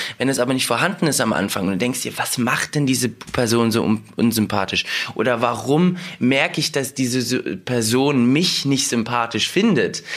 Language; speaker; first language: German; early bilingual, other home language; Russian